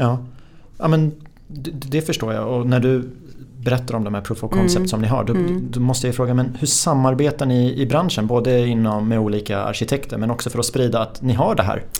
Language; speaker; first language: Swedish; native; Swedish